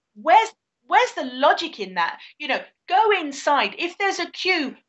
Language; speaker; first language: English; native; English